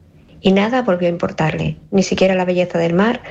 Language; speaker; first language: Spanish; native; Spanish